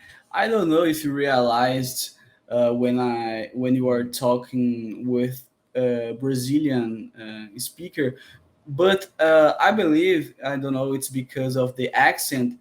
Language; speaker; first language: English; non-native, learner; Portuguese